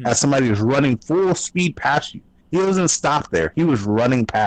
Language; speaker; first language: English; native; English